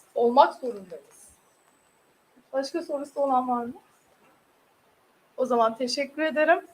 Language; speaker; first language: Turkish; native; Turkish